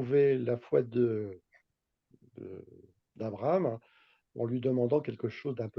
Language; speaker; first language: French; native; French